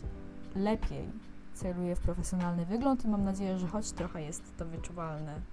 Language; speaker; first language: Polish; native; Polish